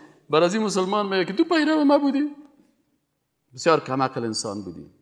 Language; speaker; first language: Persian; native; Persian